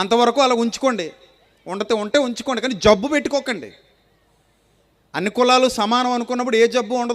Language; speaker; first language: Telugu; native; Telugu